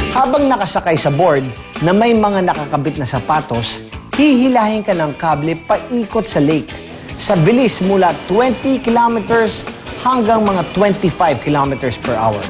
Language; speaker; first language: Filipino; native; Filipino